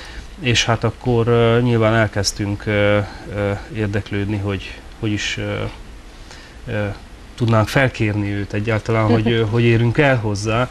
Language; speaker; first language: Hungarian; native; Hungarian